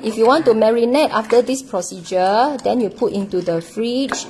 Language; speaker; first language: English; non-native, local second language; Chinese